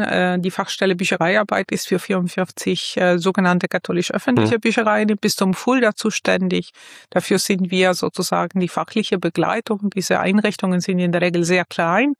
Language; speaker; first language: German; non-native, fluent; Italian